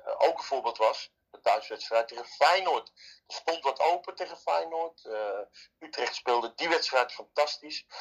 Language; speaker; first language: Dutch; native; Dutch